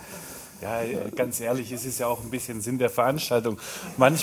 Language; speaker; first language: German; native; German